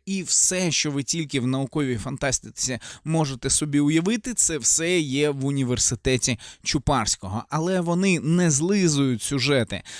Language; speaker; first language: Ukrainian; native; Ukrainian